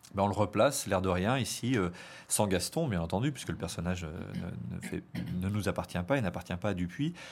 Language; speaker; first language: French; native; French